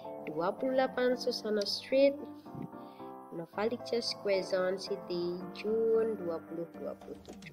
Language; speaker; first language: English; non-native, fluent; Indonesian